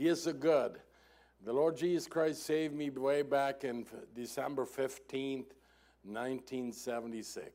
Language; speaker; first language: English; non-native, fluent; German